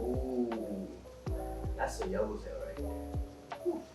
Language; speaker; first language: English; native; English